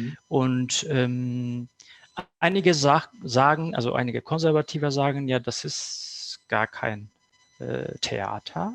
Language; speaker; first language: German; non-native, fluent; Kurdish